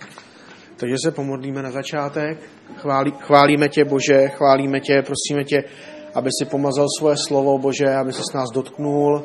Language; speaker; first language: Czech; native; Czech